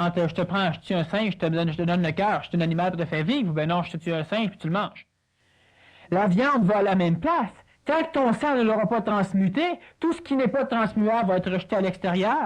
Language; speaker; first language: French; native; French